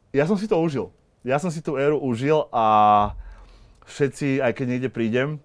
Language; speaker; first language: Slovak; native; Slovak